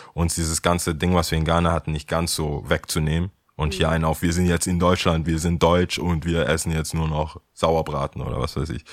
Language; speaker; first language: German; early bilingual, other home language; Akan